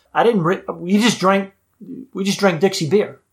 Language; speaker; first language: English; native; English